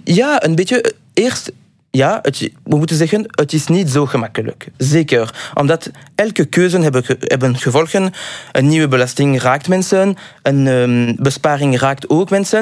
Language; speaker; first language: Dutch; non-native, local second language; French